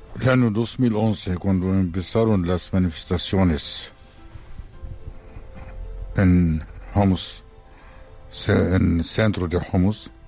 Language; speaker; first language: Spanish; non-native, fluent; Arabic